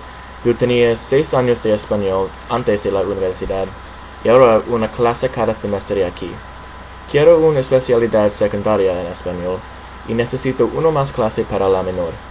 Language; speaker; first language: Spanish; non-native, learner; English